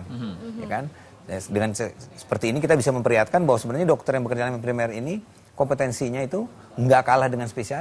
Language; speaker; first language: Indonesian; native; Indonesian